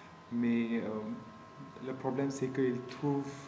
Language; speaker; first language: French; non-native, fluent; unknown